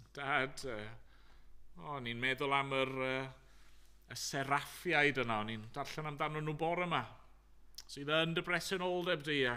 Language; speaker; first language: Welsh; native; Welsh